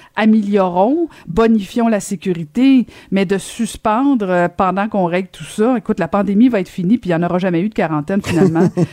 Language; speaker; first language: French; native; French